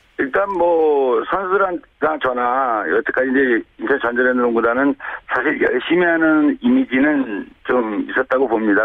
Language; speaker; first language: Korean; native; Korean